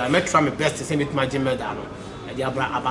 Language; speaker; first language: English; non-native, local second language; Akan